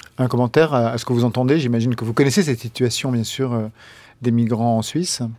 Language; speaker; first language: French; native; French